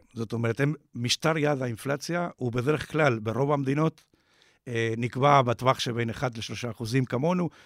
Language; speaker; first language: Hebrew; non-native, fluent; Spanish